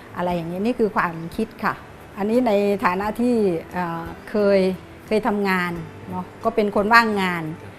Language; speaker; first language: Thai; native; Thai